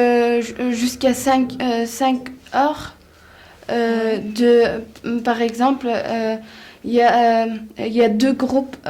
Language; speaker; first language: French; non-native, learner; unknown